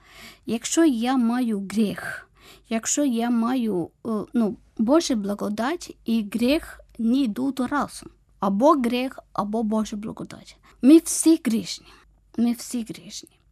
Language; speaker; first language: Ukrainian; non-native, learner; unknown